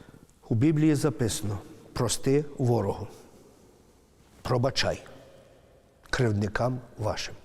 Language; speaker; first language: Ukrainian; native; Ukrainian